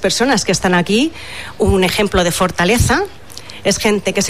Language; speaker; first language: Spanish; native; Spanish